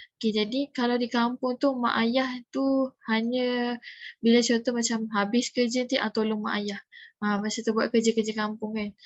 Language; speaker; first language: Malay; native; Malay